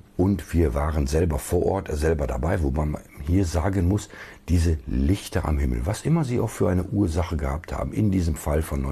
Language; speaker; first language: German; native; German